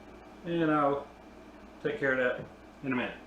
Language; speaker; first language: English; native; English